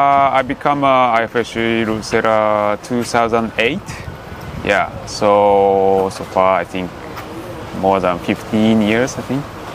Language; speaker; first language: English; non-native, learner; Japanese